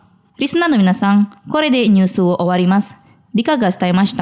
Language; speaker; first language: Japanese; non-native, fluent; Indonesian